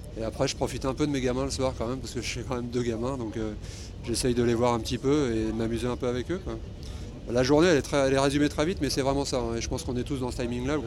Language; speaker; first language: French; native; French